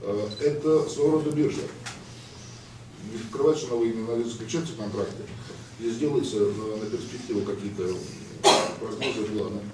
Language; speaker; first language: Russian; native; Russian